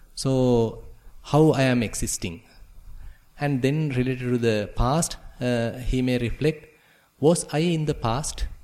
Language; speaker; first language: English; non-native, local second language; Sinhala